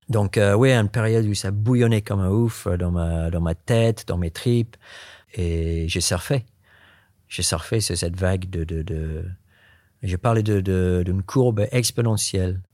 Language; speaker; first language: French; non-native, fluent; English